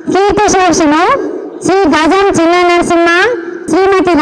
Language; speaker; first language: Telugu; native; Telugu